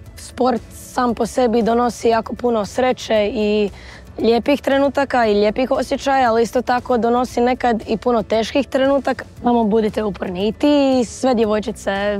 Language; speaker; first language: Croatian; early bilingual, heritage; English